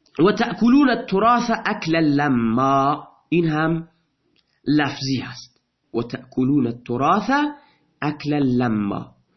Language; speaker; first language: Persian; non-native, local second language; Baluchi